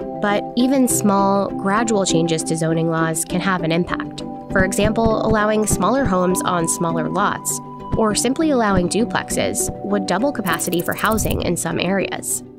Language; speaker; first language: English; native; English